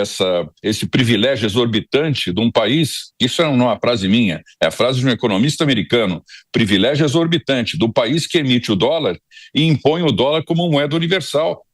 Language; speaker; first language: Portuguese; native; Portuguese